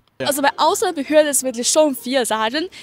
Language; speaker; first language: German; non-native, learner; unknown